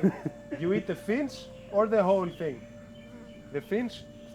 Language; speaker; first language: English; non-native, learner; Greek